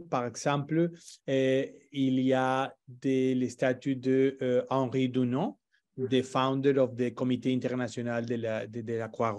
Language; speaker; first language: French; non-native, learner; Spanish